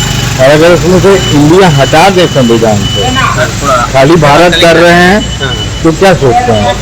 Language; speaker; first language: Hindi; native; Hindi